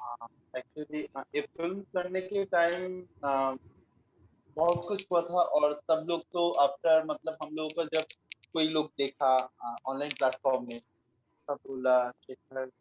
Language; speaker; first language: Hindi; non-native, local second language; Bangla